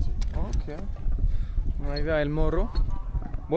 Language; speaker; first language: Spanish; non-native, learner; French